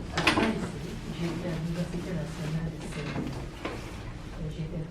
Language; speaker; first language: French; non-native, fluent; Korean